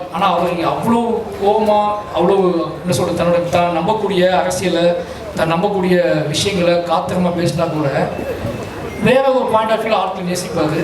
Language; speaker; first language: Tamil; native; Tamil